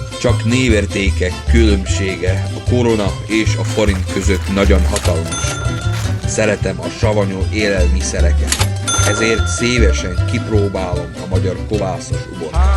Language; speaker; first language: Hungarian; non-native, learner; Czech